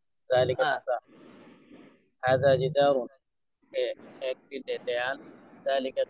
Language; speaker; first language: Arabic; non-native, learner; Bangla